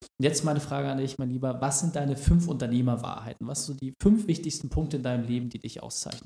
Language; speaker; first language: German; native; German